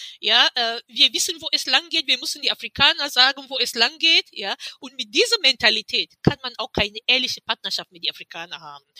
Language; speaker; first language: German; non-native, fluent; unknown